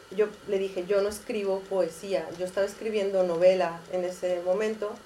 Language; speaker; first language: Spanish; native; Spanish